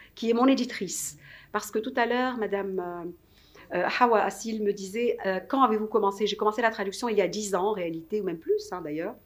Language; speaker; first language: French; non-native, local second language; Arabic